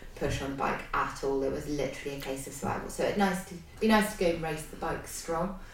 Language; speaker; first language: English; native; English